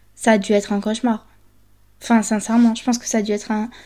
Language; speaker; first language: French; early bilingual, other home language; Spanish